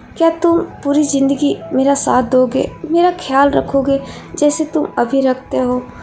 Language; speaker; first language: Hindi; native; Hindi